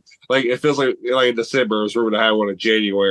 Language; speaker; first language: English; native; English